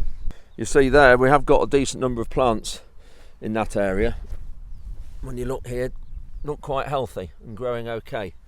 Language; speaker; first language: English; native; English